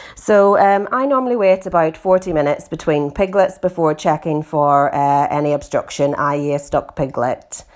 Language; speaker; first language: English; native; English